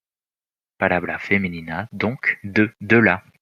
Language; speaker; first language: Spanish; non-native, fluent; French